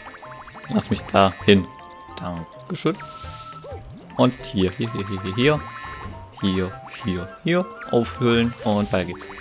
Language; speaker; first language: German; native; German